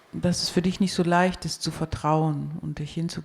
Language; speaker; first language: German; native; German